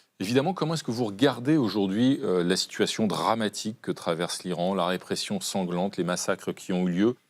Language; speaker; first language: French; native; French